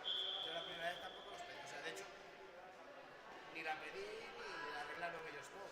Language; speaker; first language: Spanish; native; Spanish